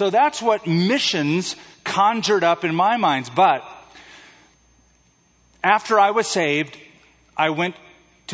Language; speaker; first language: English; native; English